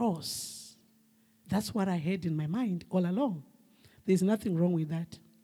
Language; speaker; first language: English; non-native, local second language; Shona